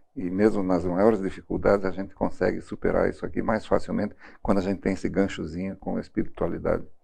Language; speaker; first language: Portuguese; early bilingual, other home language; German